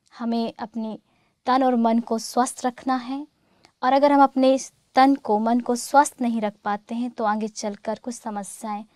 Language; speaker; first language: Hindi; native; Hindi